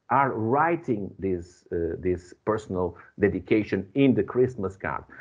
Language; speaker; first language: English; non-native, fluent; Portuguese